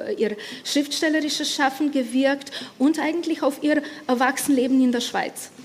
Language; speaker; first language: German; non-native, fluent; Slovenian